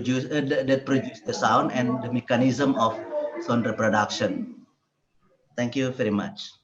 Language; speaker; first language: English; non-native, learner; Indonesian